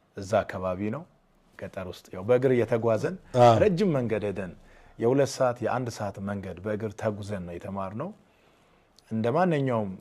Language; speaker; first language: Amharic; non-native, local second language; Wolaytta